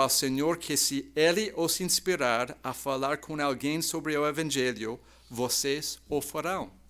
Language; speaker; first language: Portuguese; non-native, fluent; English